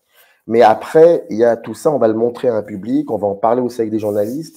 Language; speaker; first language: French; native; French